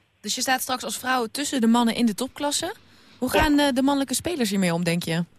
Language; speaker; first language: Dutch; native; Dutch